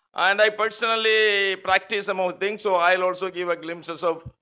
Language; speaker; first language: English; non-native, local second language; Malayalam